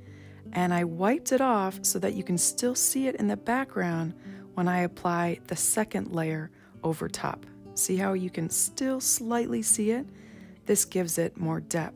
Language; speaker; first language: English; native; English